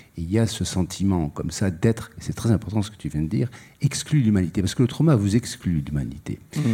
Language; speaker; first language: French; native; French